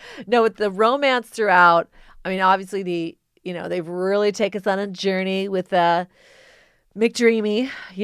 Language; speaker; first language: English; native; English